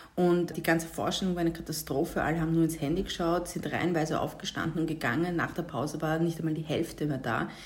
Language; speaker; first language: German; native; German